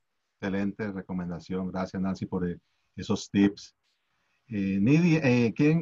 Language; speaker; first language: Spanish; native; Spanish